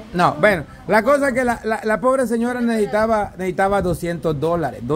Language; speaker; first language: Spanish; native; Spanish